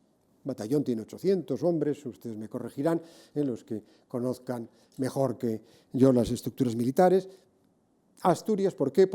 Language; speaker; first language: Spanish; native; Spanish